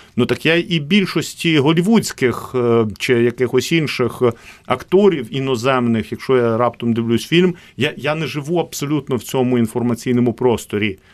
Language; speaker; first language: Ukrainian; non-native, local second language; Russian